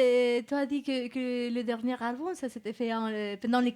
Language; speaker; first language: French; non-native, fluent; Spanish